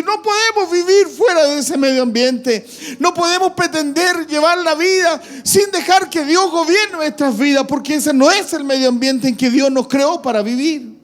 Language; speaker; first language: Spanish; native; Spanish